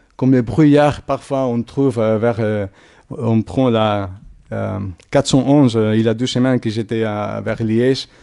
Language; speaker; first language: French; non-native, fluent; Catalan